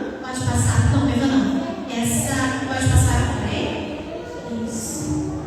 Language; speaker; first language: Portuguese; native; Portuguese